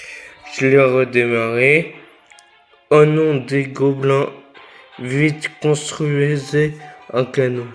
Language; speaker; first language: French; native; French